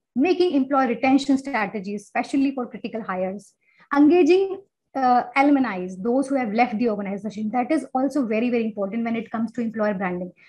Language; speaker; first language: English; non-native, local second language; Hindi